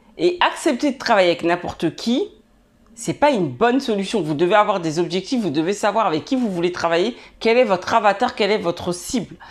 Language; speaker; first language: French; native; French